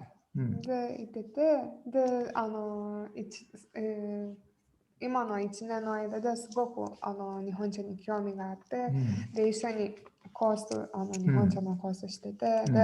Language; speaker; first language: Japanese; non-native, fluent; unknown